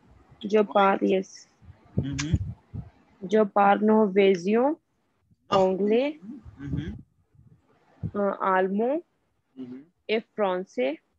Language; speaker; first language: French; non-native, learner; Punjabi